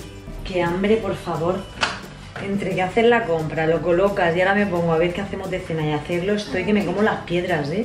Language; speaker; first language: Spanish; native; Spanish